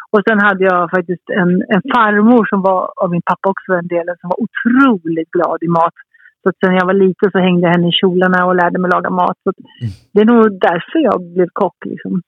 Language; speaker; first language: Swedish; early bilingual, heritage; Swedish